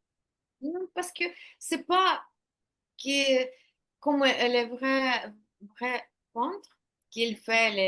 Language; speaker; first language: French; non-native, learner; Ukrainian